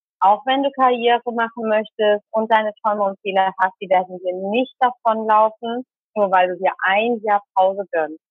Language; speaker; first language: German; early bilingual, other home language; Tamil